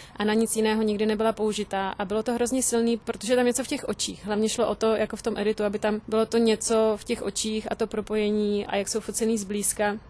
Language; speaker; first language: Czech; native; Czech